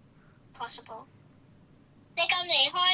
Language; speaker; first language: Chinese; native; Chinese